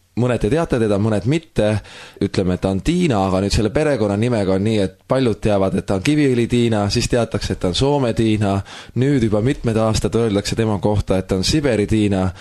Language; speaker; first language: Estonian; native; Estonian